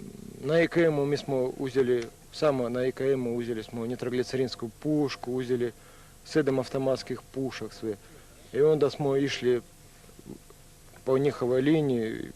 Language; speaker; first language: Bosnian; non-native, learner; Russian